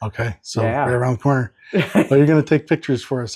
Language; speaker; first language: English; native; English